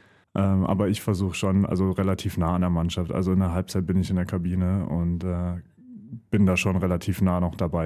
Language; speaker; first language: German; native; German